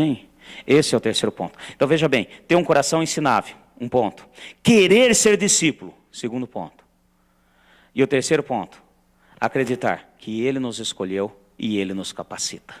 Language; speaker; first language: Portuguese; native; Portuguese